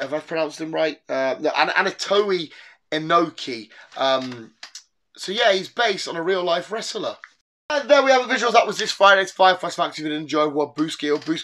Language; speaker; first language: English; native; English